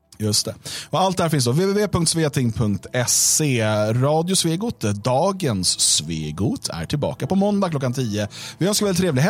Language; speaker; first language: Swedish; native; Swedish